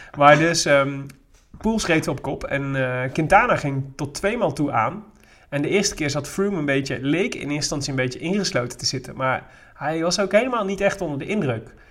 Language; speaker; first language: Dutch; native; Dutch